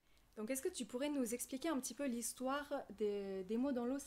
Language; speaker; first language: French; native; French